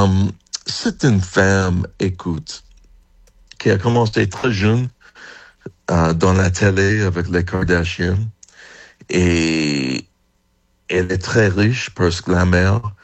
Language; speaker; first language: French; non-native, learner; English